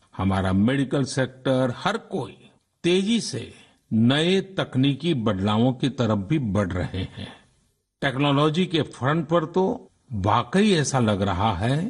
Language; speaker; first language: Hindi; non-native, local second language; Gujarati